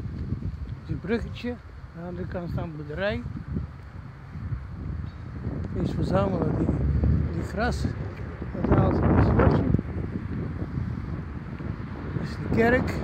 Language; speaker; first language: Dutch; non-native, learner; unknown